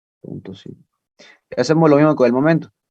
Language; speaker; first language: Spanish; native; Spanish